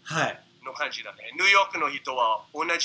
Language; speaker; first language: Japanese; non-native, fluent; English